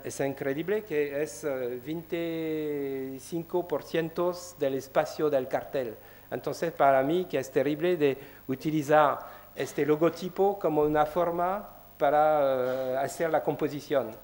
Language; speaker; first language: Spanish; non-native, learner; French